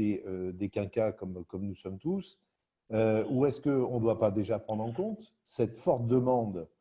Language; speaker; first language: French; native; French